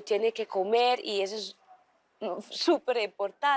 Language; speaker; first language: Spanish; non-native, learner; Dutch